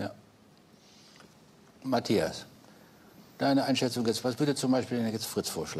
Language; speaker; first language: German; native; German